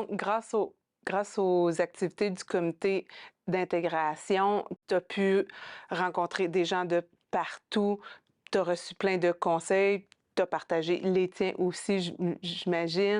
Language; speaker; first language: French; native; French